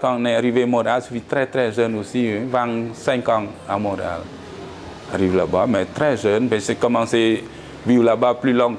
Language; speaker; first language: French; non-native, learner; Khmer